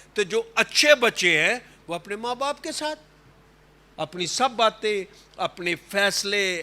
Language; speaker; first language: Urdu; non-native, local second language; Punjabi